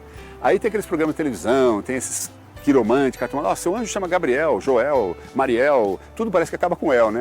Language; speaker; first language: Portuguese; native; Portuguese